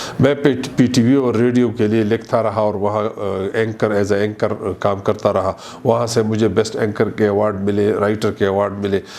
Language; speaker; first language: Urdu; non-native, local second language; Pashto